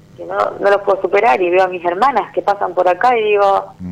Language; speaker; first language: Spanish; native; Spanish